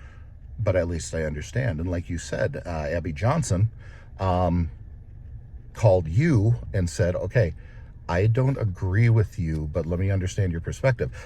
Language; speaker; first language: English; native; English